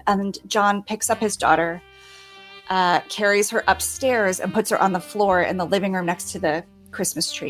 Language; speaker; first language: English; native; English